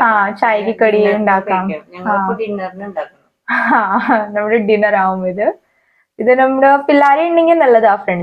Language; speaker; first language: Malayalam; non-native, learner; Hindi